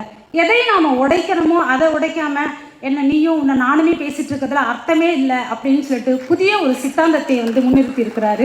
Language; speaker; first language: Tamil; native; Tamil